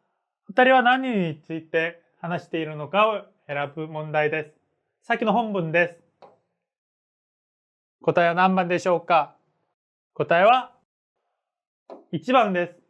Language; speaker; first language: Japanese; non-native, fluent; Korean